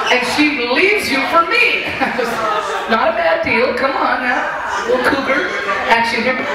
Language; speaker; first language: English; native; English